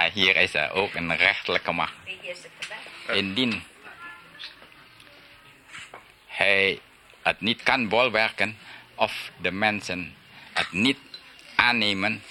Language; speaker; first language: Dutch; early bilingual, heritage; Dutch